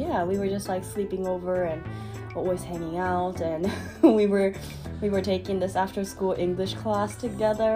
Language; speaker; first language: English; early bilingual, other home language; Japanese